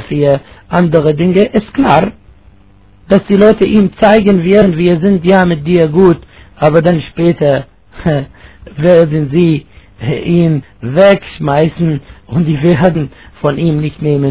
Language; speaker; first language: German; non-native, fluent; Arabic